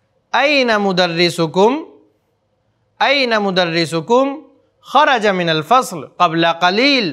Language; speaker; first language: Arabic; non-native, fluent; Urdu